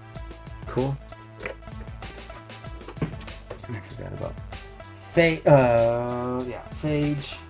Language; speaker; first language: English; native; English